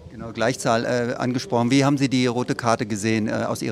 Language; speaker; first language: German; native; German